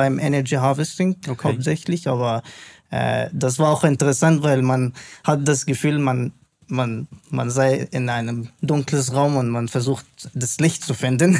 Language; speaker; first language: German; non-native, fluent; Arabic